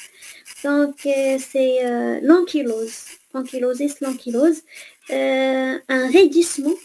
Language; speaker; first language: French; non-native, fluent; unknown